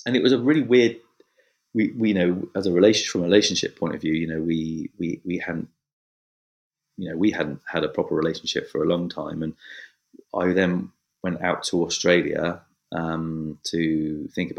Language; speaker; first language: English; native; English